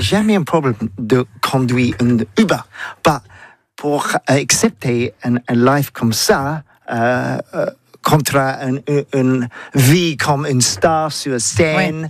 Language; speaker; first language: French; non-native, learner; English